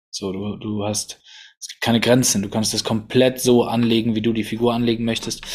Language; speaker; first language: German; early bilingual, other home language; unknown